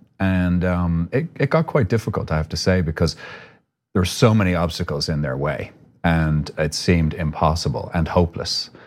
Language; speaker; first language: English; native; English